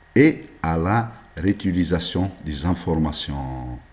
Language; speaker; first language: French; non-native, local second language; Arabic